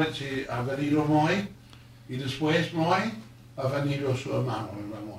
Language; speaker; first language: Spanish; non-native, learner; English